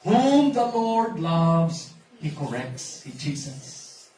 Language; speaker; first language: English; non-native, local second language; Filipino